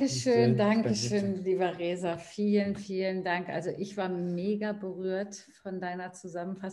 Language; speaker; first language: German; native; German